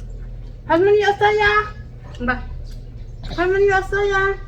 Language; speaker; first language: Korean; non-native, learner; Lao